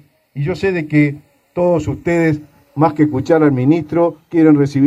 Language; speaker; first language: Spanish; native; Spanish